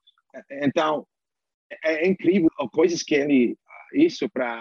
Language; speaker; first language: Portuguese; non-native, fluent; English